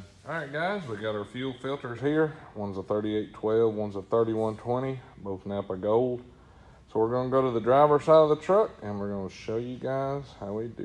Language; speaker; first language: English; native; English